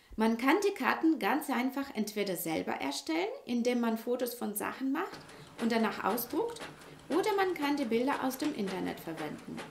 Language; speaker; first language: German; non-native, fluent; Russian